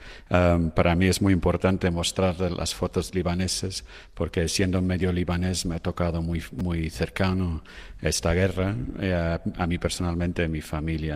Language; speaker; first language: Spanish; non-native, fluent; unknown